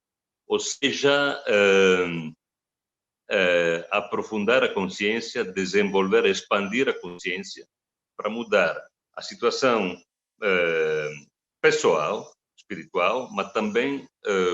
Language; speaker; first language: Portuguese; non-native, fluent; Italian